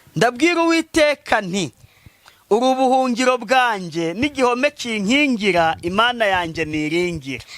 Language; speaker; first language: Kinyarwanda; native; Kinyarwanda